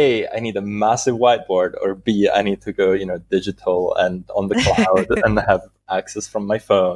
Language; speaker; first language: English; non-native, fluent; Italian